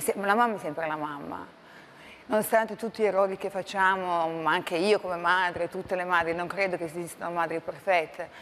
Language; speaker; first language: Italian; non-native, fluent; Croatian